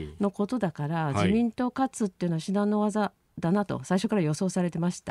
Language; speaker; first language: Japanese; native; Japanese